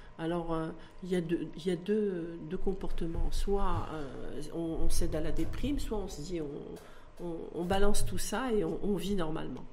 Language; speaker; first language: French; non-native, local second language; Arabic